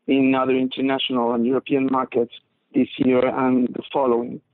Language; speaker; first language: English; non-native, fluent; Spanish